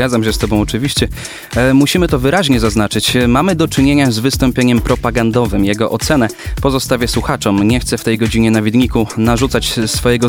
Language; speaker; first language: Polish; native; Polish